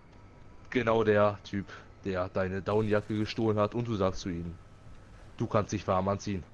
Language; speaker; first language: German; native; German